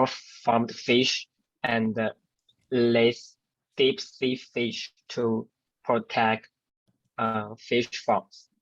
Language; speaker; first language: English; non-native, learner; Chinese